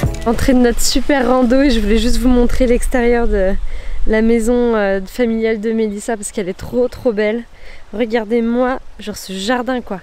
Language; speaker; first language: French; native; French